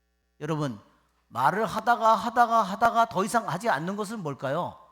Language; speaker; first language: Korean; native; Korean